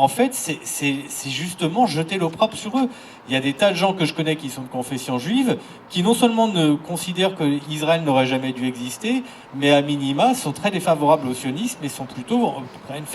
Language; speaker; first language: French; native; French